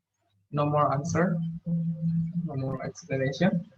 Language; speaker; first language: English; non-native, learner; Indonesian